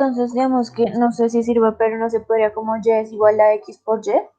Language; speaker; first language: Spanish; native; Spanish